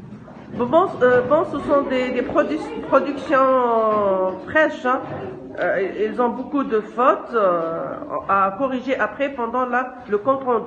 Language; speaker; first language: French; non-native, local second language; Arabic